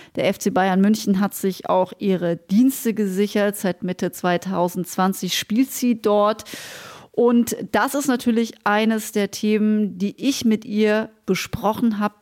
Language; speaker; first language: German; native; German